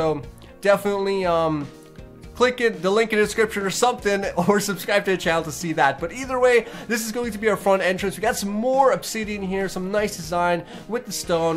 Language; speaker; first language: English; native; English